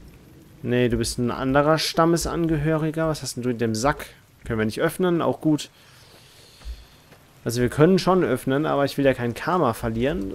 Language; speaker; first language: German; native; German